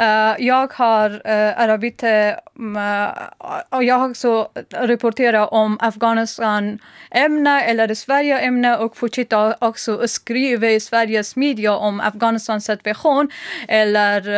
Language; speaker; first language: Swedish; non-native, learner; Persian